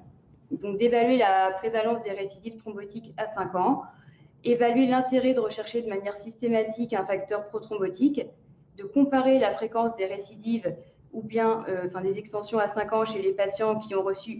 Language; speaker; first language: French; native; French